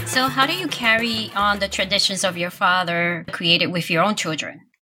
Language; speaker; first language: English; early bilingual, other home language; Spanish